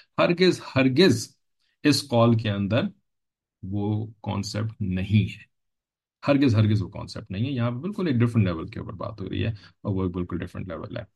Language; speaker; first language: Urdu; native; Urdu